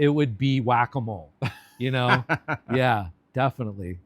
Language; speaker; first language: English; native; English